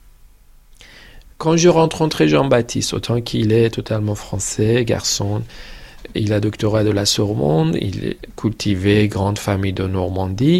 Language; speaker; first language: French; non-native, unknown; Persian